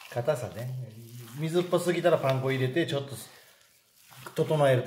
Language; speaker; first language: Japanese; native; Japanese